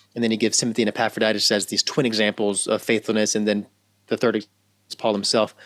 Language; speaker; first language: English; native; English